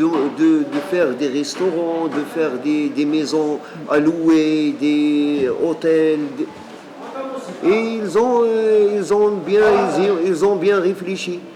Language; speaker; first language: French; non-native, local second language; Arabic